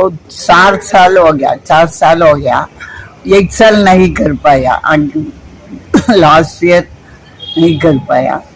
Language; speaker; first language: Hindi; non-native, local second language; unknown